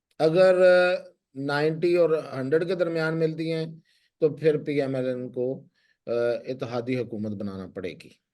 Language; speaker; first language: Urdu; non-native, local second language; Punjabi